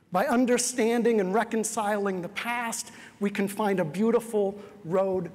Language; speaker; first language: English; native; English